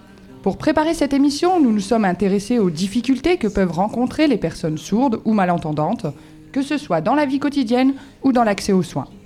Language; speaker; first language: French; native; French